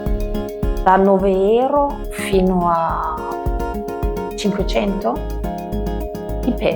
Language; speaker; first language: Italian; non-native, fluent; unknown